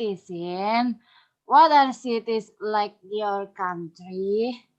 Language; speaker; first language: English; non-native, learner; Indonesian